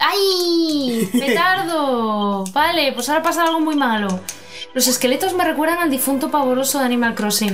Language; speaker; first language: Spanish; native; Spanish